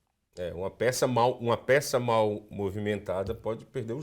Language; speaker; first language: Portuguese; native; Portuguese